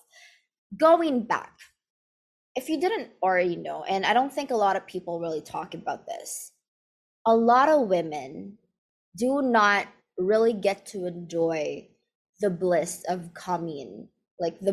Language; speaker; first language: English; non-native, local second language; Filipino